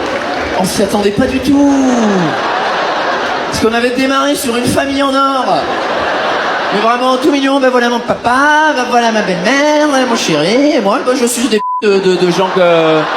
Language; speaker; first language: French; native; French